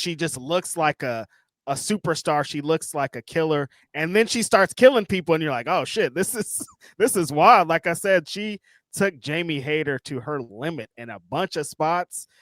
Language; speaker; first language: English; native; English